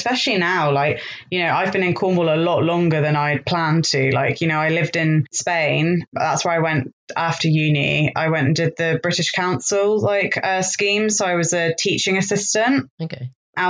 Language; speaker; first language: English; native; English